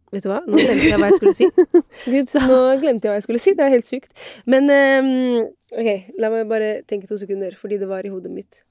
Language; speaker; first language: Norwegian; non-native, fluent; Italian